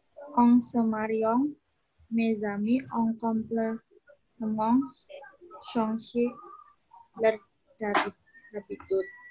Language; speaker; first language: French; non-native, learner; Indonesian